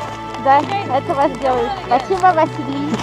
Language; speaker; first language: Russian; non-native, learner; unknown